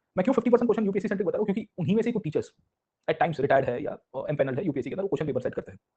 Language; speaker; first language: Hindi; non-native, local second language; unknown